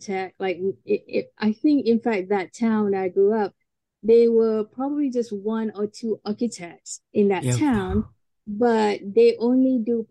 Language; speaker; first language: English; non-native, local second language; Malay